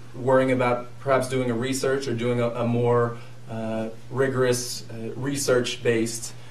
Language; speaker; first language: English; native; English